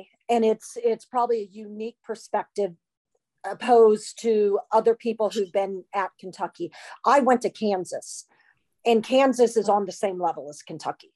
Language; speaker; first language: English; native; English